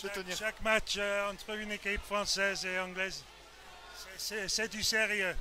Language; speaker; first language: French; non-native, fluent; English